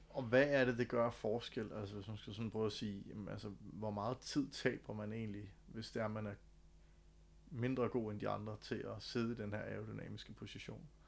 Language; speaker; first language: Danish; native; Danish